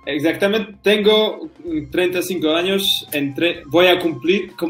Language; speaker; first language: Spanish; non-native, learner; Polish